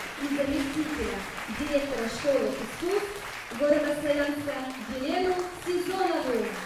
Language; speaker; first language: Russian; native; Russian